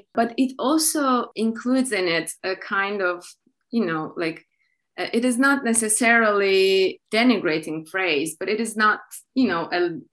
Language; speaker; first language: English; non-native, fluent; Turkish